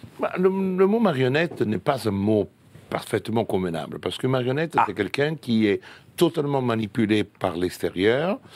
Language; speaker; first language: French; non-native, fluent; Italian